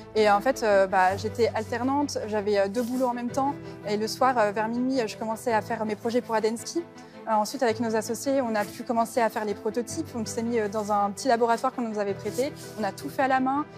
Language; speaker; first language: French; native; French